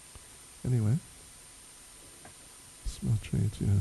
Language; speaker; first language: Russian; non-native, learner; English